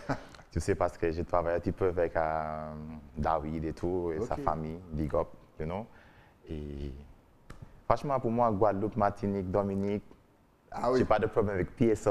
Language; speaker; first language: French; non-native, learner; English